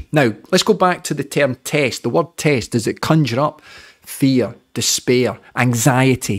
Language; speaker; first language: English; native; English